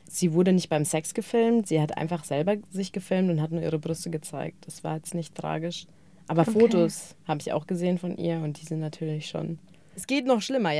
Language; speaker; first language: German; native; German